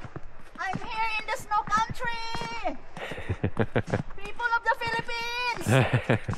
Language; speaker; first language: English; non-native, learner; Filipino